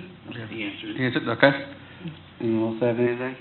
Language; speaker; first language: English; native; English